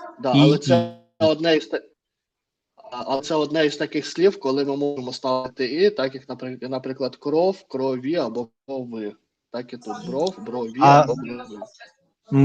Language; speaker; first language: Ukrainian; non-native, learner; Russian